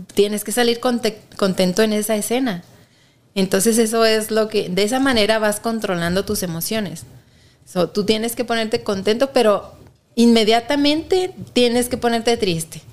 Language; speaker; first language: Spanish; native; Spanish